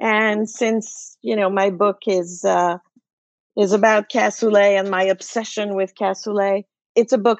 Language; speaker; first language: English; non-native, fluent; French